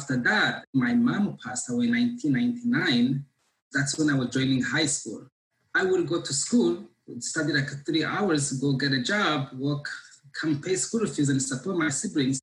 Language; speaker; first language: English; non-native, local second language; Kinyarwanda